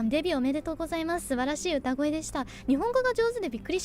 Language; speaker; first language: Japanese; early bilingual, other home language; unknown